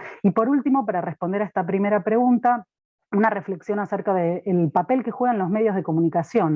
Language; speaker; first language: Spanish; native; Spanish